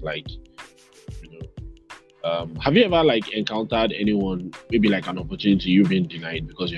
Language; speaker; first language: English; non-native, local second language; Yoruba